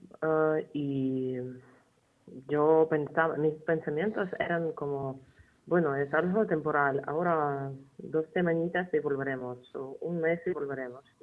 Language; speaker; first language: Spanish; non-native, fluent; Ukrainian